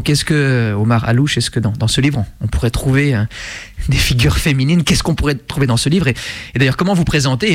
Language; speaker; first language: French; native; French